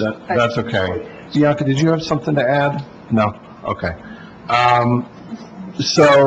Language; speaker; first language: English; native; English